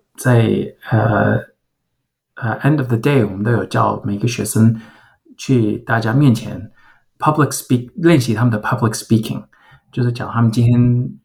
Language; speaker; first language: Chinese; early bilingual, heritage; Chinese